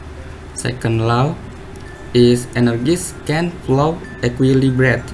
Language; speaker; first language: English; non-native, learner; Indonesian